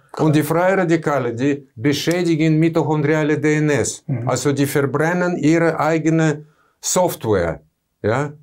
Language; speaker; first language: German; non-native, fluent; Russian